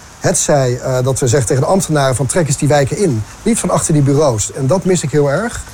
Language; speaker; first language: Dutch; native; Dutch